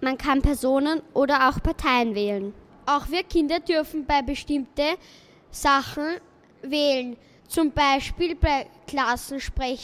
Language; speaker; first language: German; native; German